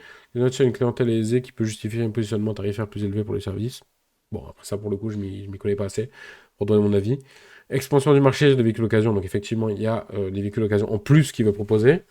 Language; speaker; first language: French; native; French